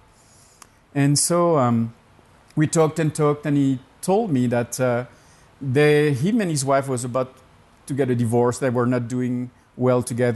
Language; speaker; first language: English; non-native, fluent; French